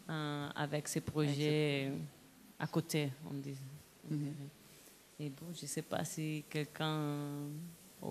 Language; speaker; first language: French; non-native, learner; Spanish